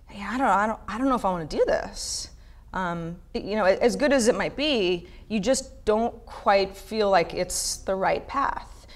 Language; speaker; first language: English; native; English